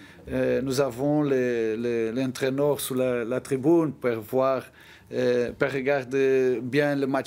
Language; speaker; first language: French; non-native, learner; Portuguese